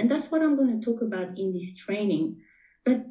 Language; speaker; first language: English; non-native, fluent; French